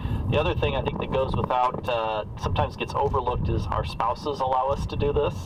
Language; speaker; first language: English; native; English